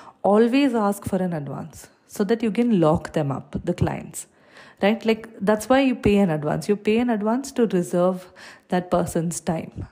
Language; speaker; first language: English; non-native, local second language; Malayalam